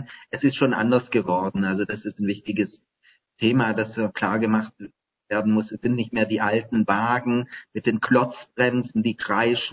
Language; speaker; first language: German; native; German